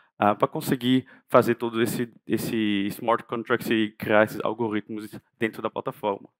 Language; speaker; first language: Portuguese; non-native, fluent; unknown